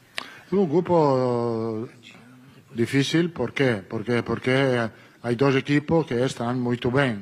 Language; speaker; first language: Spanish; non-native, fluent; Italian